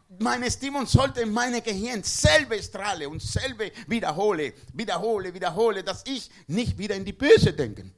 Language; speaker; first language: German; non-native, learner; Spanish